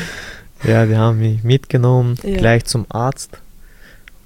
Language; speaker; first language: German; early bilingual, other home language; Chechen